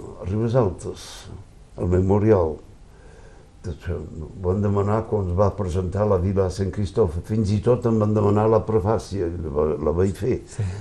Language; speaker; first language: Catalan; early bilingual, heritage; Catalan